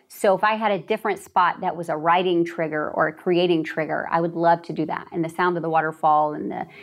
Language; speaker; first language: English; native; English